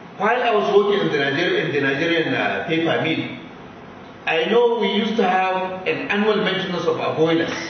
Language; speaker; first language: English; non-native, local second language; Hausa